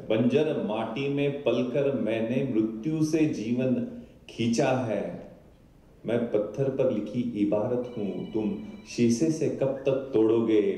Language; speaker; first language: Hindi; non-native, local second language; Marathi